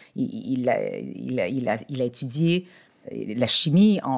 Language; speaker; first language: French; native; French